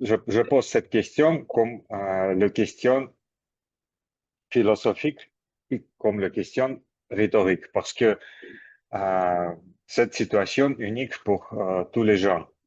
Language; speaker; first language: French; non-native, learner; Armenian